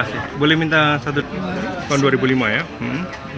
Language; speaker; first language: Indonesian; native; Indonesian